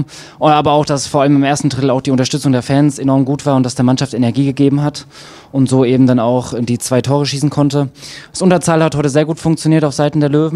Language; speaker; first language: German; native; German